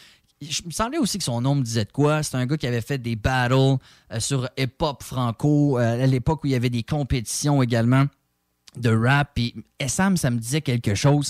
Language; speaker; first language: French; native; French